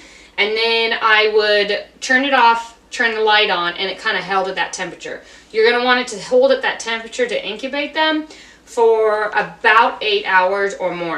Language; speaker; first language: English; native; English